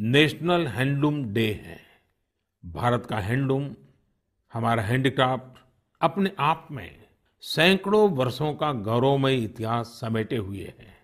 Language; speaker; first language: Hindi; non-native, local second language; Gujarati